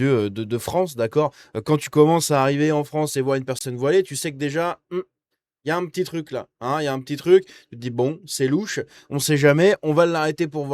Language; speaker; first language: French; native; French